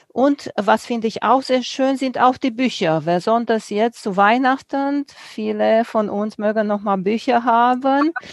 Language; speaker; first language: German; non-native, fluent; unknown